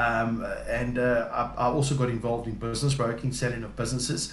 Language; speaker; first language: English; native; English